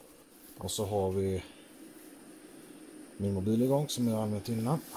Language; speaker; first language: Swedish; native; Swedish